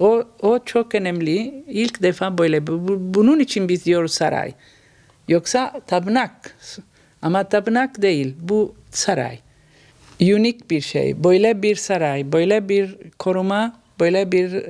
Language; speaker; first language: Turkish; non-native, learner; Italian